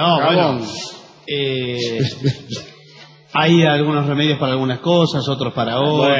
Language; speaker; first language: Spanish; native; Spanish